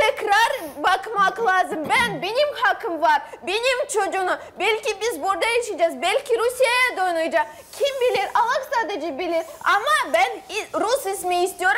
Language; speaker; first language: Turkish; non-native, learner; Russian